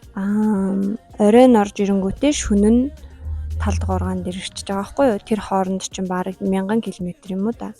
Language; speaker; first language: Mongolian; non-native, local second language; Kazakh